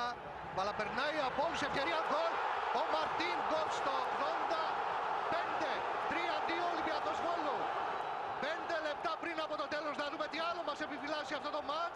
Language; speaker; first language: Greek; native; Greek